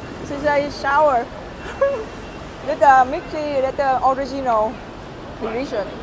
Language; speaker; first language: English; non-native, learner; Vietnamese